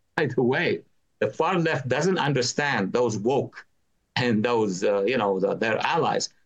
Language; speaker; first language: English; non-native, fluent; Arabic